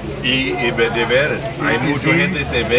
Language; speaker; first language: Spanish; non-native, learner; English